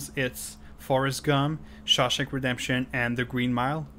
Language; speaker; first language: English; non-native, fluent; French